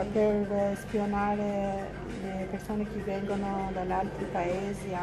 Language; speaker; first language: Italian; non-native, fluent; Albanian